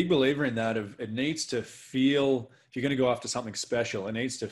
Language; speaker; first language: English; native; English